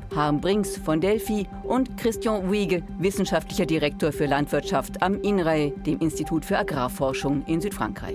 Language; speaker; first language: German; native; German